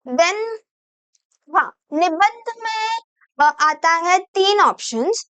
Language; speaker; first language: Hindi; non-native, local second language; Marathi